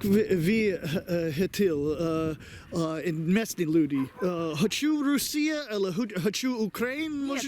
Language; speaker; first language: Russian; non-native, learner; English